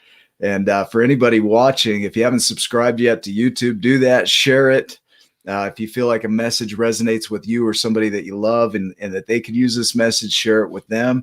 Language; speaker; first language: English; native; English